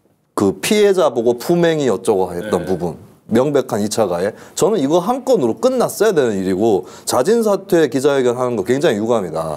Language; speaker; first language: Korean; native; Korean